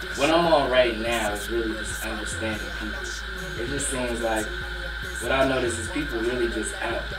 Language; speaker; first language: English; native; English